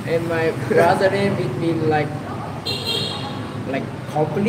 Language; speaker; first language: English; non-native, learner; Vietnamese